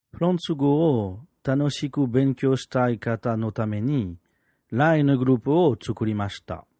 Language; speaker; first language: Japanese; non-native, fluent; French